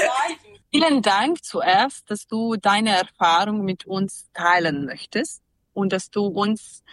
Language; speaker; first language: German; non-native, fluent; Serbian